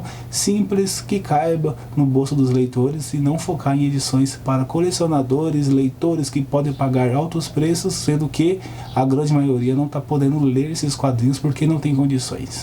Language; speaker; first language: Portuguese; native; Portuguese